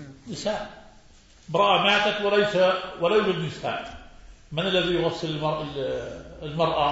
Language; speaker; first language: Arabic; native; Arabic